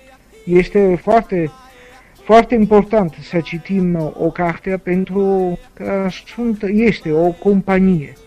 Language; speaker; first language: Romanian; non-native, fluent; Italian